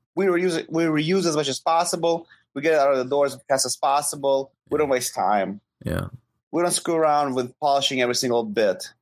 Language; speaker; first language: English; non-native, fluent; Ukrainian